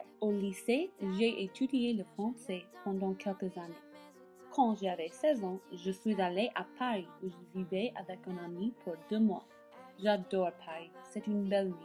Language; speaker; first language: French; non-native, learner; English